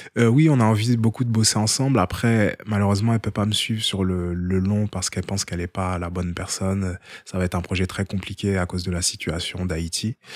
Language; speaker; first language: French; early bilingual, other home language; Haitian Creole